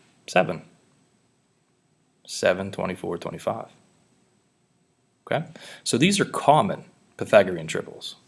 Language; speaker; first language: English; native; English